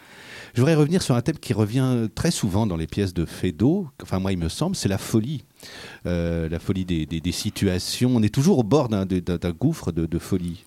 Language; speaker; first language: French; native; French